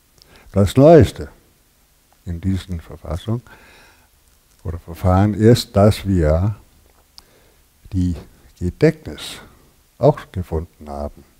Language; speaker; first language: German; non-native, learner; Danish